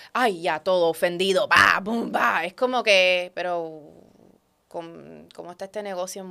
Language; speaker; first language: Spanish; early bilingual, other home language; Dutch